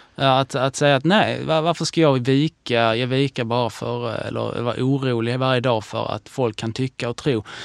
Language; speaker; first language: Swedish; early bilingual, other home language; Hebrew